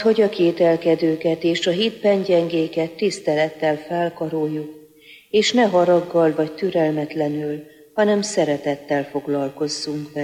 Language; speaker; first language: Hungarian; native; Hungarian